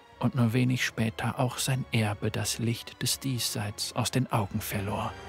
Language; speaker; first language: German; native; German